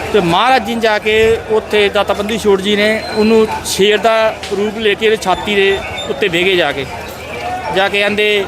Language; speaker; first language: Punjabi; early bilingual, heritage; Punjabi